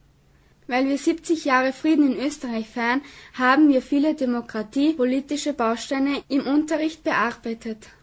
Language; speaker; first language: German; native; German